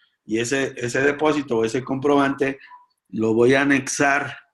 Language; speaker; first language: Spanish; native; Spanish